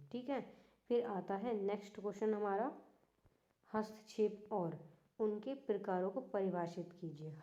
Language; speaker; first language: Hindi; native; Hindi